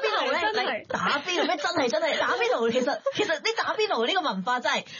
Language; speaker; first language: Cantonese; native; Cantonese